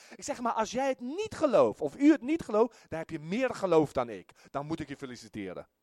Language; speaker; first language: Dutch; non-native, fluent; Afrikaans